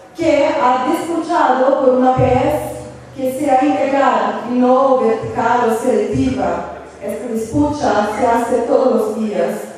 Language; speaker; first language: Spanish; non-native, learner; Portuguese